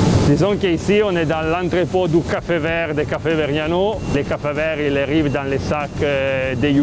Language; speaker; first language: French; non-native, fluent; Italian